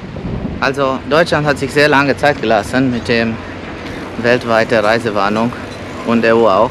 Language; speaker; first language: German; non-native, fluent; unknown